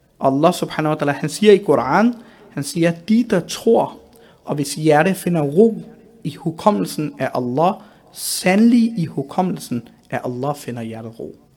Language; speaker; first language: Danish; early bilingual, other home language; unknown